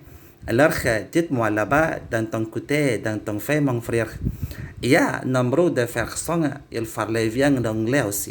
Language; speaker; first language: French; non-native, learner; Indonesian